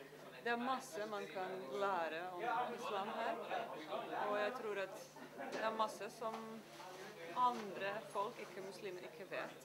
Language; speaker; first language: Norwegian; non-native, fluent; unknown